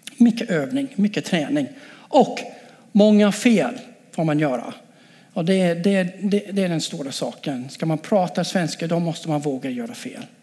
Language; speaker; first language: Swedish; non-native, fluent; English